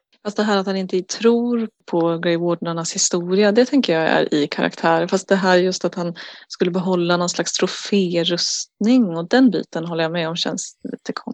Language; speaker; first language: Swedish; native; Swedish